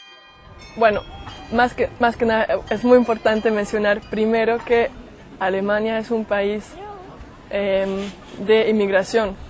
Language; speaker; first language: Spanish; non-native, fluent; German